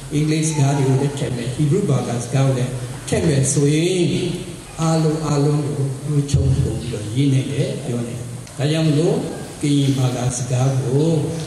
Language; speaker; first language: Burmese; non-native, local second language; S'gaw Karen